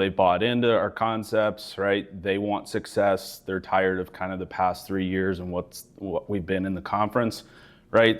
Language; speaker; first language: English; native; English